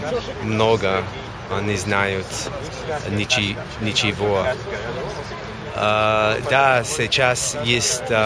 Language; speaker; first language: Russian; non-native, learner; English